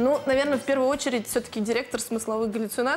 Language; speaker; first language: Russian; native; Russian